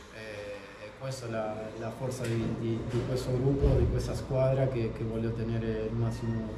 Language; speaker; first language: Italian; non-native, fluent; Spanish